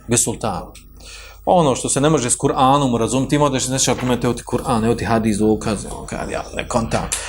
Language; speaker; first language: Bosnian; native; Bosnian